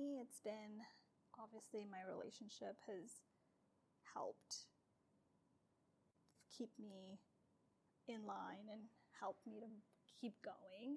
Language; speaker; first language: English; non-native, local second language; Urdu